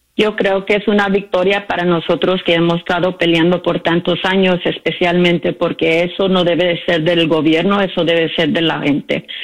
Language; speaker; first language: Spanish; early bilingual, heritage; Spanish